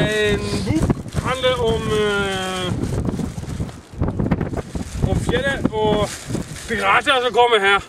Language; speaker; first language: Norwegian; non-native, learner; Swedish